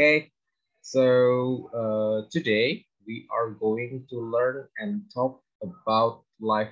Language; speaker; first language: English; non-native, fluent; Indonesian